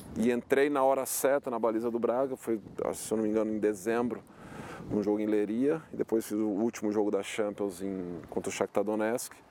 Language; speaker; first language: Portuguese; native; Portuguese